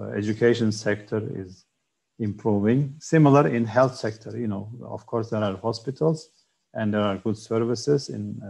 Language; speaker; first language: English; non-native, fluent; Turkish